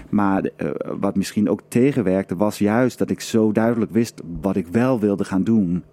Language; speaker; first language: Dutch; non-native, fluent; Danish